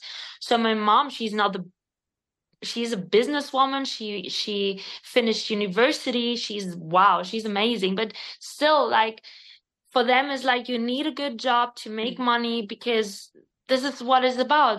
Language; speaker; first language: English; non-native, fluent; Spanish